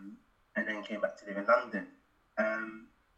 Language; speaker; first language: English; native; English